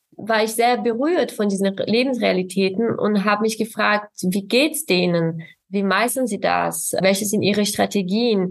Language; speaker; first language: German; non-native, fluent; Portuguese